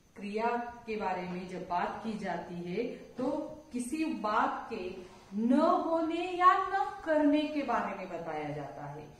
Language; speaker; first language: Hindi; non-native, local second language; Marathi